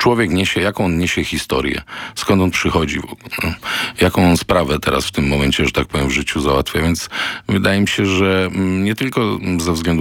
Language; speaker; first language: Polish; non-native, local second language; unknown